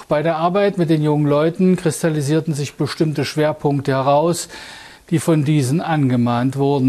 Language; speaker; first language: German; native; German